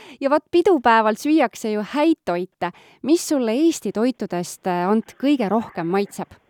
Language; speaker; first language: Estonian; native; Estonian